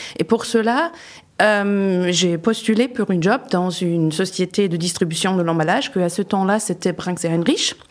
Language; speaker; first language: French; non-native, fluent; German